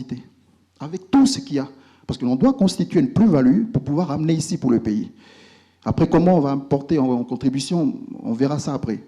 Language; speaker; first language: French; native; French